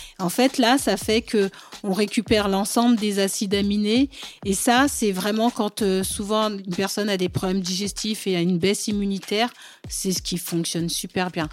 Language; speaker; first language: French; early bilingual, other home language; Bambara